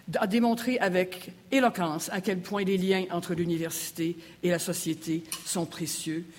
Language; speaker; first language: French; native; French